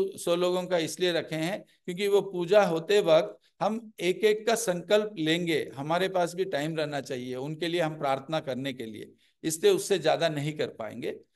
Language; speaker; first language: Hindi; non-native, local second language; Telugu